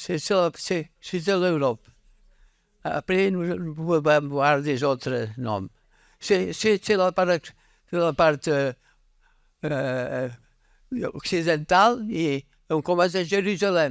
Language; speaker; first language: French; non-native, learner; Catalan